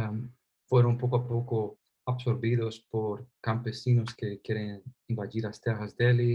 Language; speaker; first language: Portuguese; non-native, fluent; Spanish